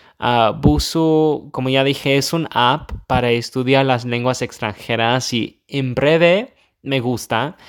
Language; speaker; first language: Spanish; non-native, fluent; English